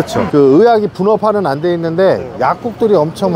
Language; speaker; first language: Korean; native; Korean